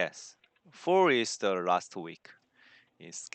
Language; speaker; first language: English; non-native, learner; Korean